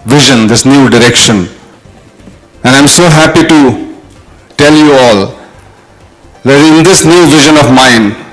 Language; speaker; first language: English; non-native, local second language; Hindi